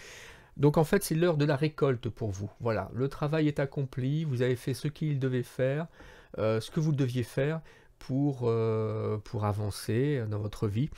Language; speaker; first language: French; native; French